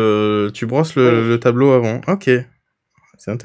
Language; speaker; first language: French; native; French